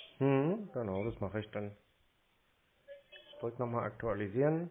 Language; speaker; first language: German; native; German